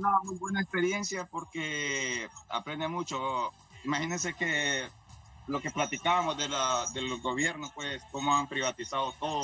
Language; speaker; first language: Spanish; native; Spanish